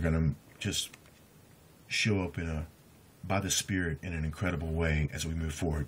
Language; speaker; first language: English; native; English